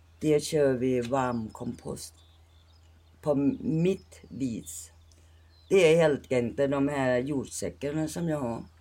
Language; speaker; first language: Swedish; non-native, fluent; Thai